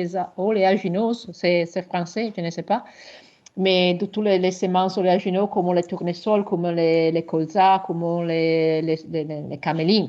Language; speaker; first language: French; non-native, learner; Italian